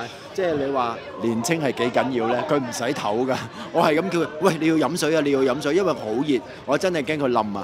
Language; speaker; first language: Cantonese; native; Cantonese